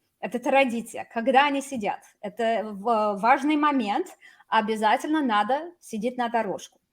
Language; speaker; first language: Russian; non-native, fluent; English